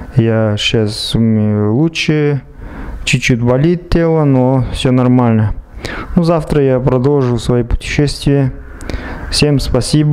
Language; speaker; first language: Russian; non-native, local second language; Kazakh